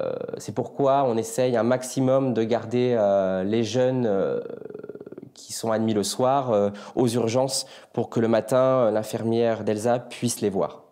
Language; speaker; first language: French; native; French